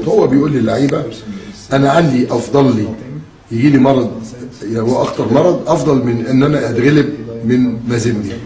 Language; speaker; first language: Arabic; native; Arabic